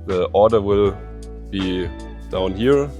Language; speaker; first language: English; non-native, fluent; German